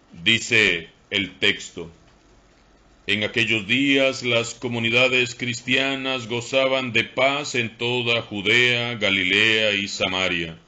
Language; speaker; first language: Spanish; native; Spanish